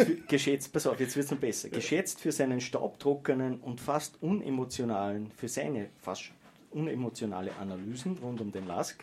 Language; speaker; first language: German; native; German